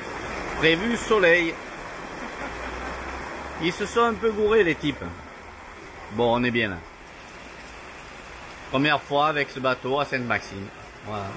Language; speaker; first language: French; native; French